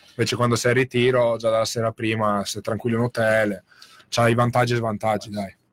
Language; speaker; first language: Italian; native; Italian